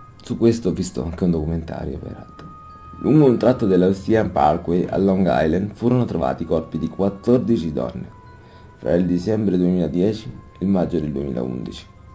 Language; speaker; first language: Italian; native; Italian